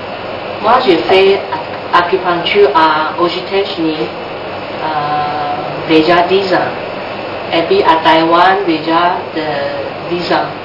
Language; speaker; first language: French; non-native, learner; Chinese